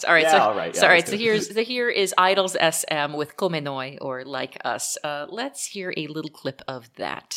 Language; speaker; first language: English; native; English